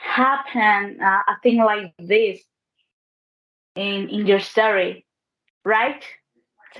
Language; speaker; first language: English; non-native, learner; Spanish